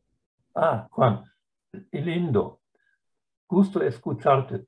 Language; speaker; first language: Spanish; non-native, fluent; German